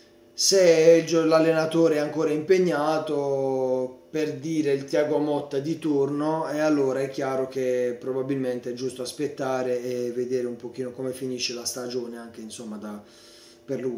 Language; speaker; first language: Italian; native; Italian